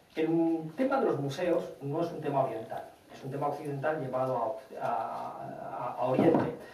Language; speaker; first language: Spanish; native; Spanish